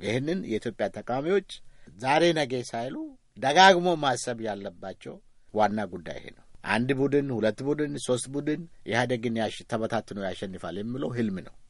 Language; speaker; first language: Amharic; non-native, local second language; Oromo